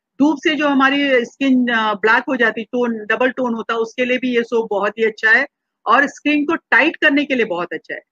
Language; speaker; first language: Hindi; non-native, local second language; Marathi